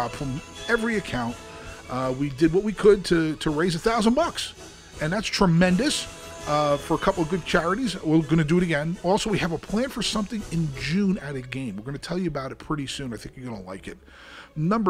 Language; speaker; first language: English; native; English